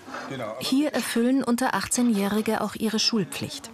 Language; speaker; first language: German; native; German